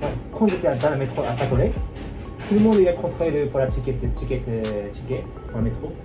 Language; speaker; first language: French; non-native, learner; Japanese